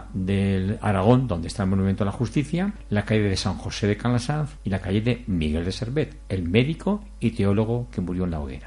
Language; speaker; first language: Spanish; native; Spanish